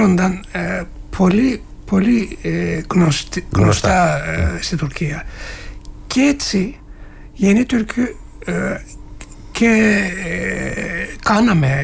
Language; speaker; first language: Greek; non-native, fluent; Turkish